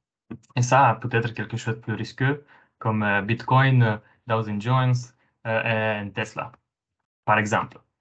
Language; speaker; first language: French; non-native, fluent; Romanian